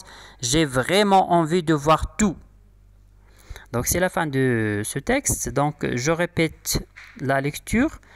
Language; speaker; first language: French; non-native, local second language; Arabic